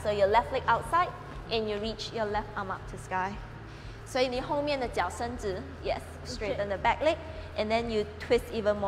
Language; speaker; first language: English; non-native, local second language; Chinese